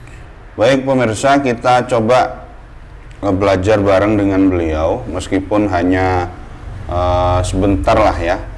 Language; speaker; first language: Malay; non-native, local second language; Javanese